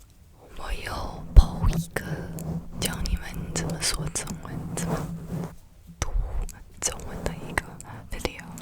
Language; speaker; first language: Chinese; early bilingual, heritage; Chinese